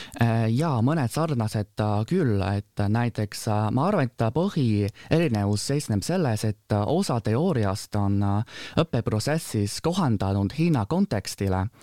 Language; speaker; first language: Estonian; non-native, fluent; Chinese